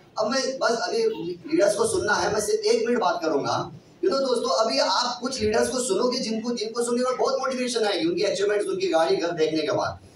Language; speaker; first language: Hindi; non-native, local second language; Kannada